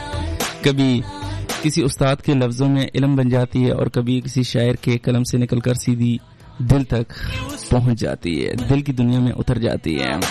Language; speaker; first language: Hindi; non-native, local second language; Pashto